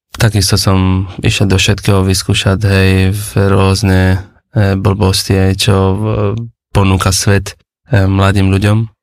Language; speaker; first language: Slovak; non-native, fluent; Persian